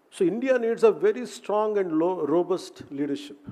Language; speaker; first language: English; non-native, local second language; Telugu